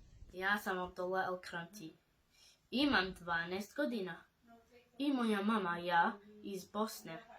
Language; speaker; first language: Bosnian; early bilingual, heritage; Bosnian